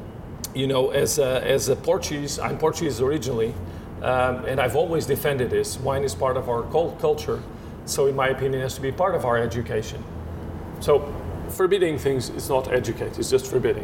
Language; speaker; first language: English; non-native, fluent; Portuguese